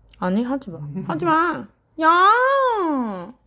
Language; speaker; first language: Korean; non-native, learner; English